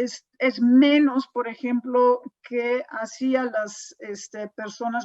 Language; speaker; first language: Spanish; non-native, fluent; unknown